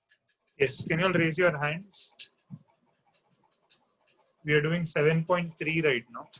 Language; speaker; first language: English; non-native, local second language; Hindi